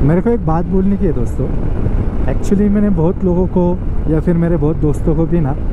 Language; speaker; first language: Hindi; non-native, local second language; Marathi